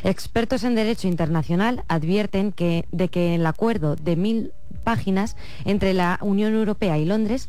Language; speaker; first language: Spanish; native; Spanish